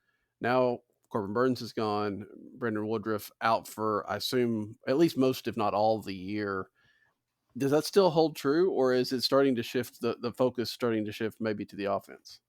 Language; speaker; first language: English; native; English